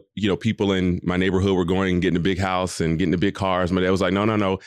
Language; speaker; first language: English; native; English